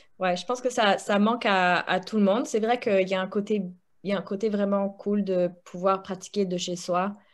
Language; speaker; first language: French; native; French